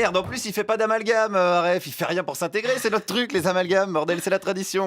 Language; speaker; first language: French; native; French